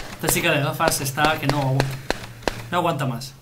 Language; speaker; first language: Spanish; native; Spanish